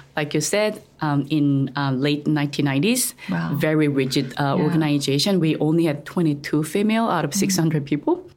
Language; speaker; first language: English; non-native, fluent; Korean